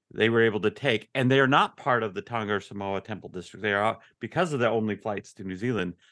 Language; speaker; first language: English; native; English